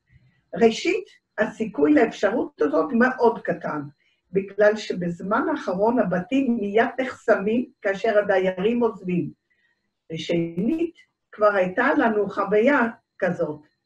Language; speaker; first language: Hebrew; early bilingual, other home language; Dutch